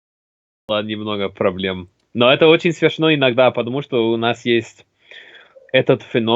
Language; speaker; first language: Russian; non-native, learner; English